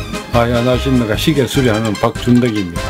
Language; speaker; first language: Korean; native; Korean